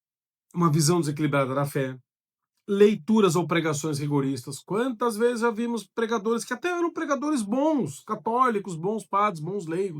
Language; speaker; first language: Portuguese; native; Portuguese